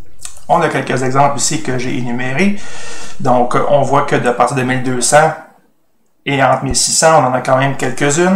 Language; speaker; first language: French; native; French